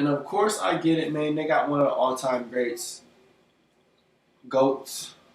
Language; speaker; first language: English; native; English